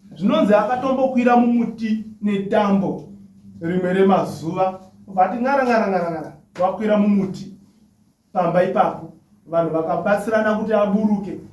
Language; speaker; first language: Shona; native; Shona